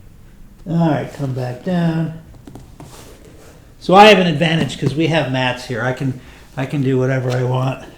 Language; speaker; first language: English; native; English